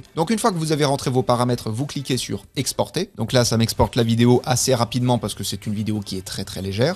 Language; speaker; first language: French; native; French